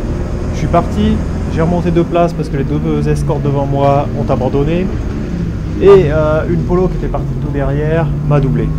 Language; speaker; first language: French; native; French